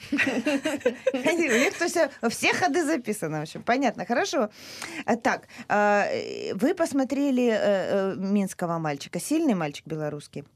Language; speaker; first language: Russian; native; Russian